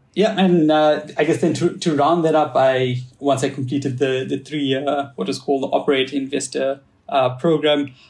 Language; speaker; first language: English; native; English